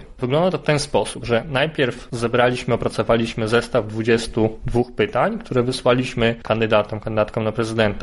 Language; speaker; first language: Polish; native; Polish